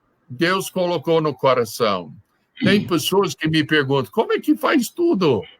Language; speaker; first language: Portuguese; non-native, fluent; English